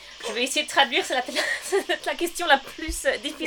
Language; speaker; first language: French; early bilingual, heritage; French